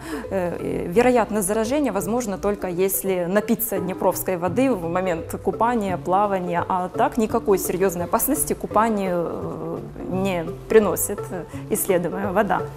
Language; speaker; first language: Russian; native; Russian